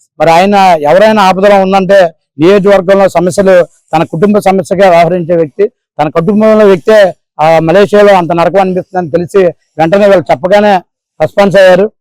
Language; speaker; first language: Telugu; native; Telugu